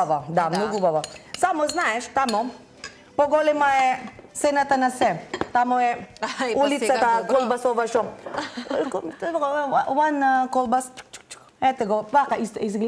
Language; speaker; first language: Macedonian; non-native, learner; Filipino